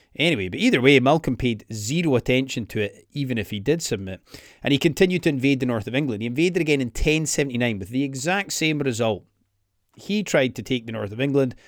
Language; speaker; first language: English; native; English